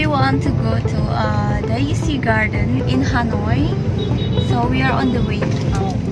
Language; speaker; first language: English; non-native, learner; Indonesian